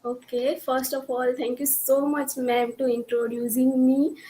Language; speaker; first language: English; non-native, local second language; Gujarati